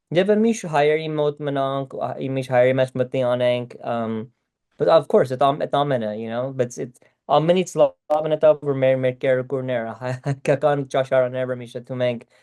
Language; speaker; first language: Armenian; early bilingual, heritage; Armenian